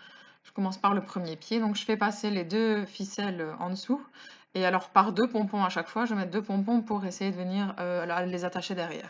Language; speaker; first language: French; native; French